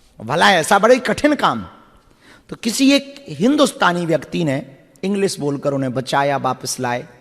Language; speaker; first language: Hindi; native; Hindi